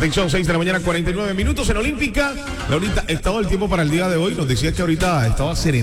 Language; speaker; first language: Spanish; native; Spanish